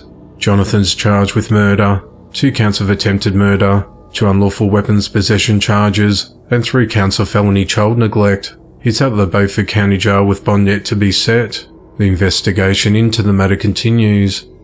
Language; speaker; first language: English; native; English